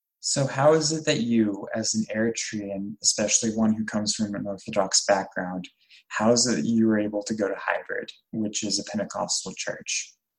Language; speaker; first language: English; native; English